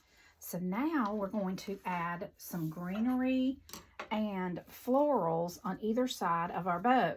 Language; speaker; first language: English; native; English